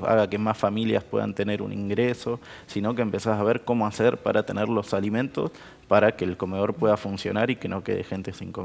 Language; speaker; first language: Spanish; native; Spanish